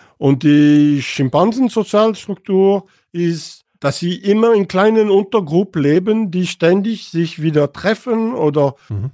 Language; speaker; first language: German; non-native, fluent; French